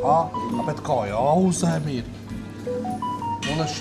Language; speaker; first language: Albanian; native; Albanian